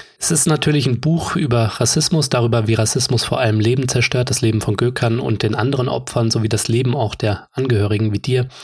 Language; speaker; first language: German; native; German